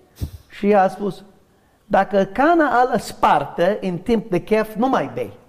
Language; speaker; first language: Romanian; non-native, learner; English